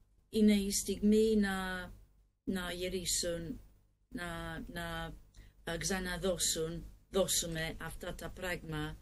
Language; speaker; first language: Greek; non-native, learner; English